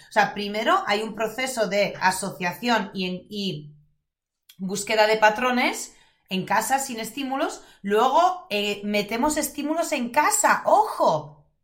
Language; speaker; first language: Spanish; non-native, fluent; Polish